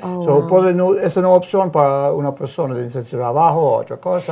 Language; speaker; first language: Spanish; non-native, learner; English